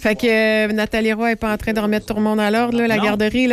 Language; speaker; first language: French; native; French